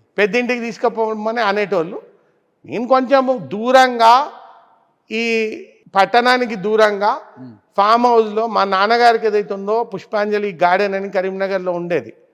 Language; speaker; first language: Telugu; native; Telugu